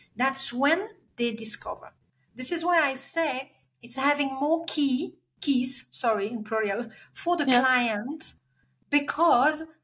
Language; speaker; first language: English; non-native, fluent; French